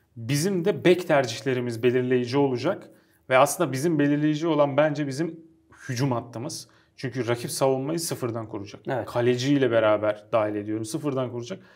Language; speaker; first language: Turkish; native; Turkish